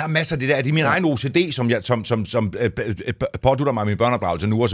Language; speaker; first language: Danish; native; Danish